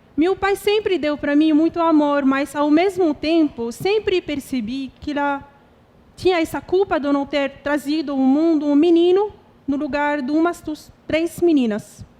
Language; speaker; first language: Portuguese; non-native, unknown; Arabic